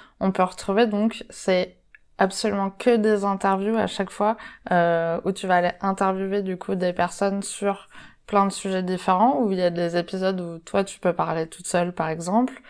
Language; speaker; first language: French; native; French